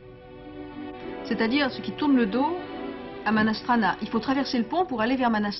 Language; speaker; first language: French; native; French